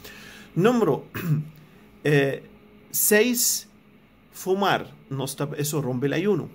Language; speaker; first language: Spanish; non-native, fluent; Arabic